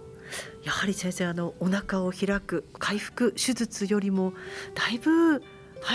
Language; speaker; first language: Japanese; native; Japanese